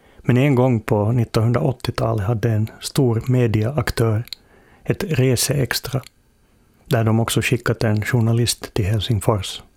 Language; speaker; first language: Swedish; native; Swedish